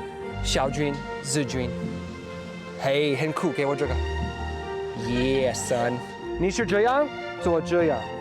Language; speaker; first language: Chinese; non-native, learner; English